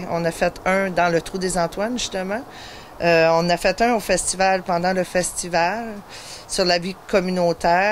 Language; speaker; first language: French; native; French